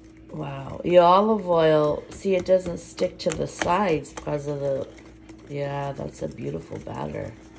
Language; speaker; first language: English; early bilingual, other home language; Portuguese